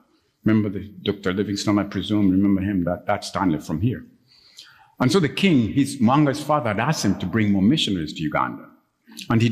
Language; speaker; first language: English; non-native, local second language; Ganda